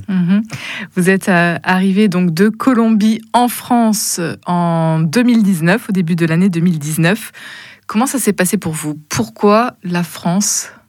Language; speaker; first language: French; native; French